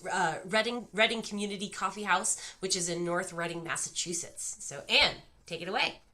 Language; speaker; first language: English; native; English